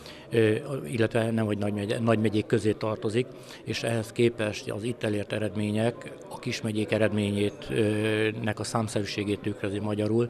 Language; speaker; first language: Hungarian; native; Hungarian